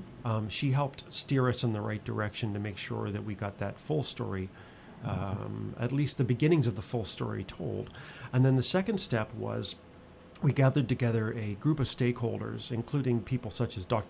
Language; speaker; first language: English; native; English